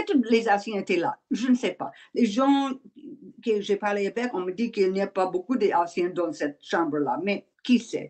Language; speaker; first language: French; non-native, learner; English